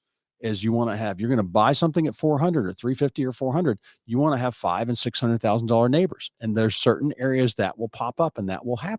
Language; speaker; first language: English; native; English